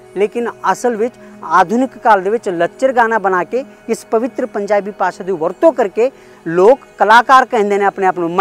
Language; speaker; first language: Punjabi; non-native, fluent; Kannada